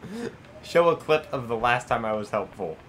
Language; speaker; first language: English; native; English